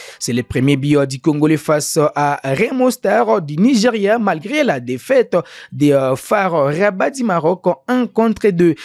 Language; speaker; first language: French; non-native, local second language; Swahili